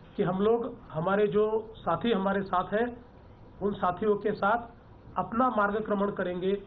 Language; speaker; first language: Hindi; non-native, local second language; Marathi